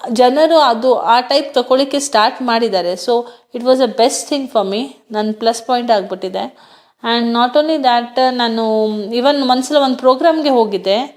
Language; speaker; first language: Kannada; non-native, fluent; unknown